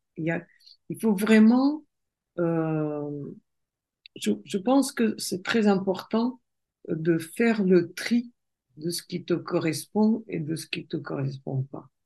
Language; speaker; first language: French; non-native, fluent; Russian